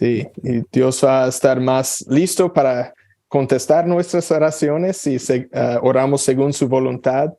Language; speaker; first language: Spanish; non-native, fluent; English